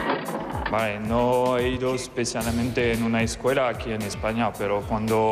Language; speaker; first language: Spanish; non-native, fluent; French